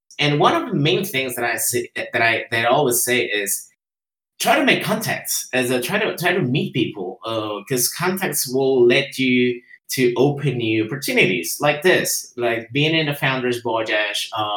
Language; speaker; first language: English; non-native, fluent; Spanish